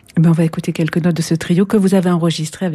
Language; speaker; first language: French; native; French